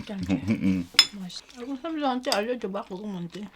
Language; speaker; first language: Korean; non-native, learner; Filipino